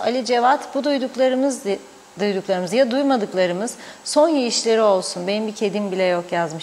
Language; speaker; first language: Turkish; native; Turkish